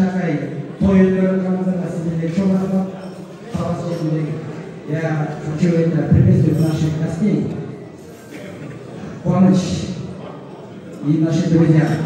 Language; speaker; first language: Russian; non-native, local second language; Kyrgyz